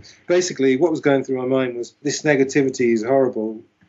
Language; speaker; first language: English; native; English